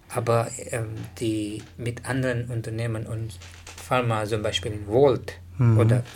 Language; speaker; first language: German; non-native, learner; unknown